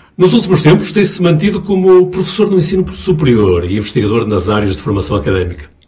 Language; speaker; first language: Portuguese; native; Portuguese